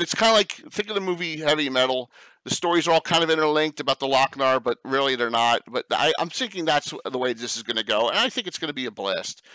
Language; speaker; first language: English; native; English